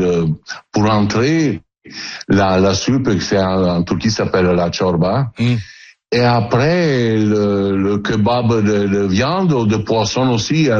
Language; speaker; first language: French; non-native, learner; Italian